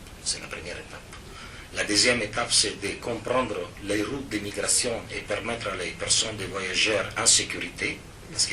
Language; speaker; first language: French; non-native, fluent; Italian